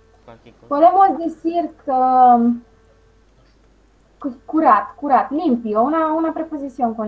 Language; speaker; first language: Spanish; non-native, fluent; Romanian